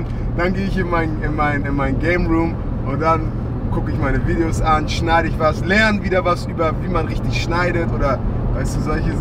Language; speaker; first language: German; native; German